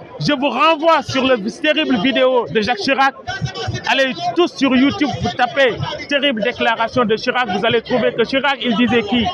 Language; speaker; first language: French; non-native, local second language; Wolof